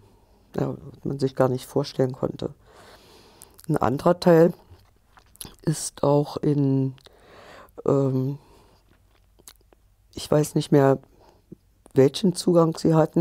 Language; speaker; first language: German; native; German